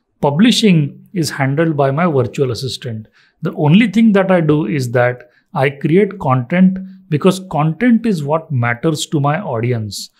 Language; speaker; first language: English; non-native, local second language; Marathi